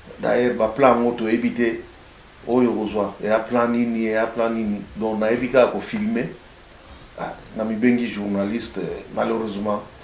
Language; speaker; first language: Lingala; native; Lingala